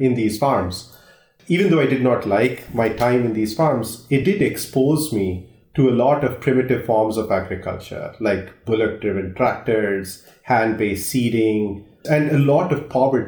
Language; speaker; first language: English; non-native, local second language; Hindi